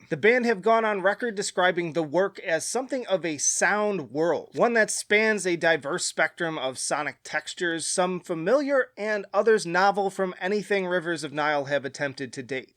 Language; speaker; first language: English; native; English